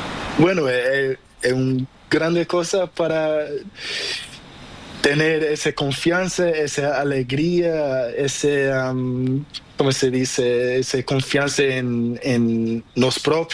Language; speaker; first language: Spanish; non-native, learner; Portuguese